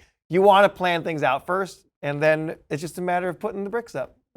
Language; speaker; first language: English; native; English